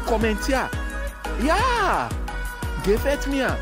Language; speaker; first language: German; non-native, learner; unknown